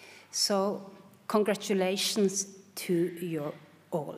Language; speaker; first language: English; non-native, fluent; Norwegian